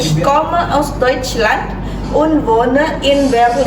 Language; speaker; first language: German; non-native, fluent; Indonesian